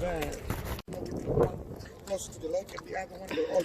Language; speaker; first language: English; native; English